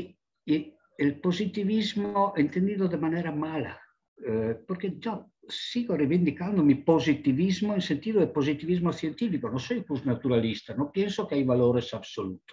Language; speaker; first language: Spanish; non-native, fluent; Italian